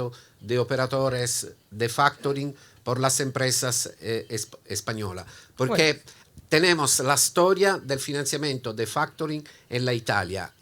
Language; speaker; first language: Spanish; non-native, learner; Italian